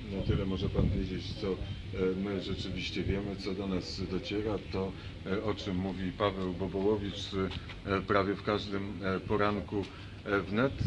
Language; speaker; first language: Polish; native; Polish